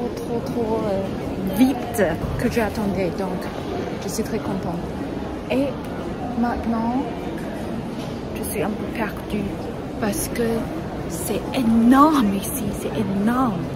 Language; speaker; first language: French; non-native, learner; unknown